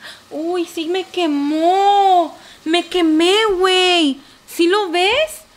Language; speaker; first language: Spanish; early bilingual, heritage; Spanish